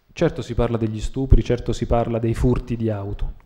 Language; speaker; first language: Italian; native; Italian